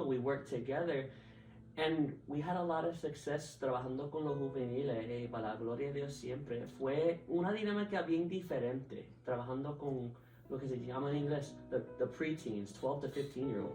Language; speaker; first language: Spanish; early bilingual, heritage; Spanish